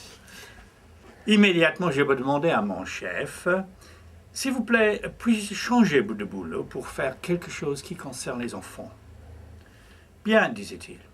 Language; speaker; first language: French; non-native, fluent; English